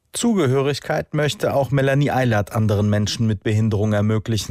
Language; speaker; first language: German; native; German